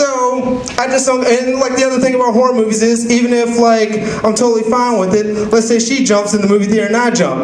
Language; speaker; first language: English; native; English